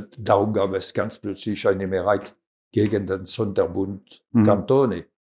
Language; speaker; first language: German; non-native, local second language; French